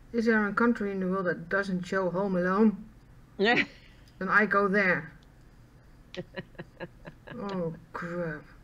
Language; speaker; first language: English; non-native, fluent; Dutch